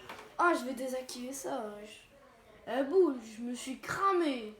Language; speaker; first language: French; native; French